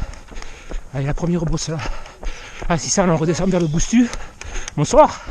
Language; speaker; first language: French; native; French